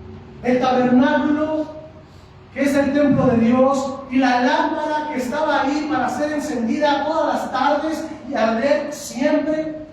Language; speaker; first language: Spanish; native; Spanish